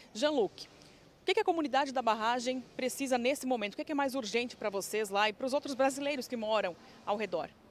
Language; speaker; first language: Portuguese; native; Portuguese